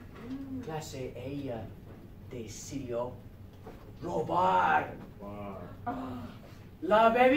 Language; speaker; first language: Spanish; non-native, learner; English